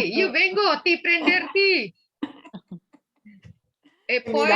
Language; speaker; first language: Italian; non-native, learner; Indonesian